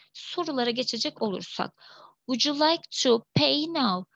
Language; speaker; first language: English; non-native, fluent; Turkish